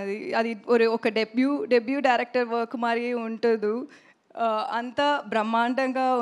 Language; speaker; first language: Telugu; non-native, learner; Tamil